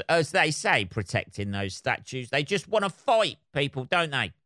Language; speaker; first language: English; native; English